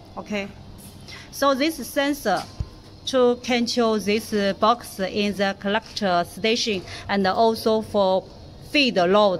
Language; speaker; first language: English; non-native, learner; Chinese